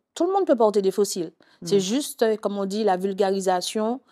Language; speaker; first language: French; native; French